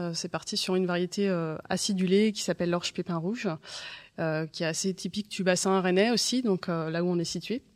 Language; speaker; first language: French; native; French